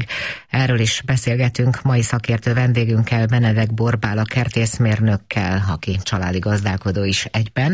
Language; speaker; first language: Hungarian; native; Hungarian